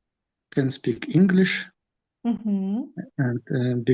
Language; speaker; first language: English; non-native, learner; Russian